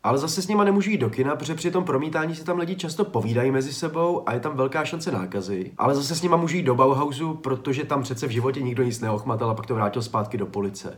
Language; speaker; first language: Czech; native; Czech